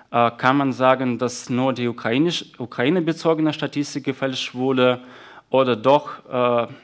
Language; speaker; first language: German; non-native, fluent; Russian